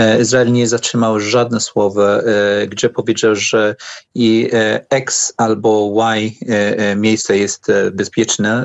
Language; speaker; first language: Polish; non-native, learner; Arabic